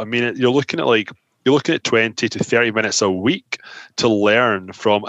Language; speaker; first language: English; native; English